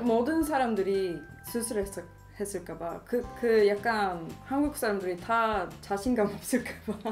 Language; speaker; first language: Korean; non-native, fluent; Swedish